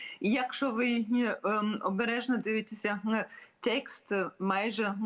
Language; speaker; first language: Ukrainian; non-native, fluent; German